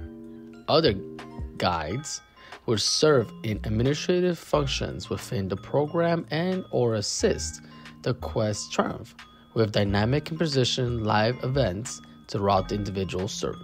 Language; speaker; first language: English; native; English